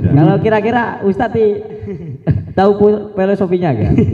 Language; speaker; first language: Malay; non-native, local second language; Javanese